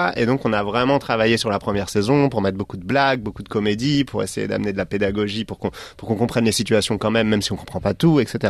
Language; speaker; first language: French; native; French